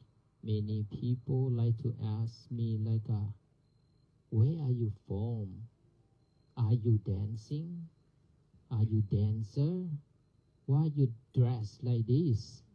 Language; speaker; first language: English; non-native, learner; Thai